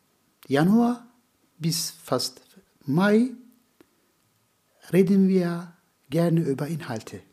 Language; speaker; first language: German; non-native, fluent; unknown